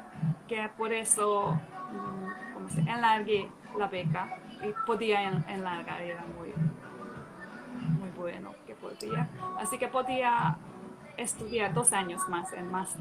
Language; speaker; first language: Spanish; non-native, fluent; Hungarian